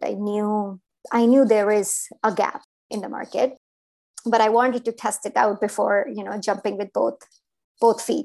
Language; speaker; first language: English; non-native, local second language; Hindi